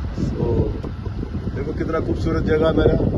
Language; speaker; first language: Hindi; non-native, local second language; Malayalam